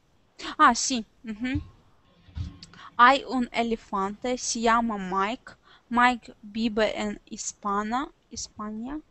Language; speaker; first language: Spanish; non-native, learner; Russian